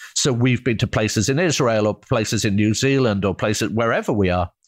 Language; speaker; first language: English; native; English